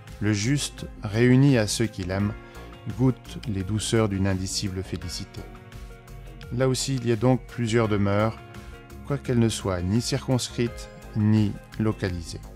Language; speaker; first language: French; native; French